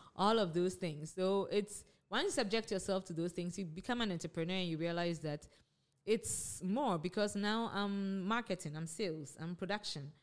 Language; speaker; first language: English; non-native, local second language; Akan